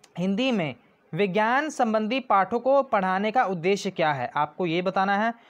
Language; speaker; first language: Hindi; non-native, local second language; Punjabi